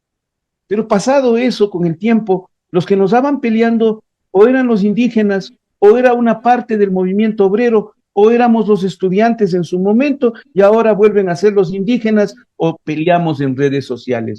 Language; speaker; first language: Spanish; native; Spanish